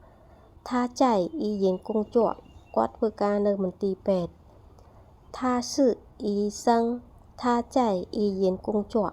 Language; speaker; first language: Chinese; non-native, fluent; Khmer